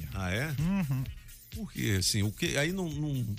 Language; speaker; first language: Portuguese; native; Portuguese